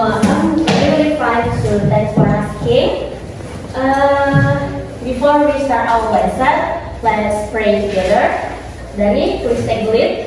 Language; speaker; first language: English; non-native, fluent; Indonesian